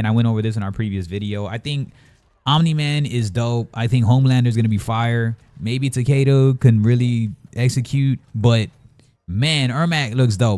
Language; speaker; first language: English; native; English